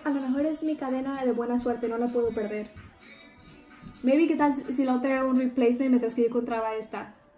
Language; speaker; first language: Spanish; early bilingual, heritage; Spanish